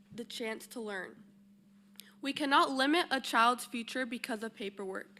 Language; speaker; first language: English; early bilingual, other home language; Spanish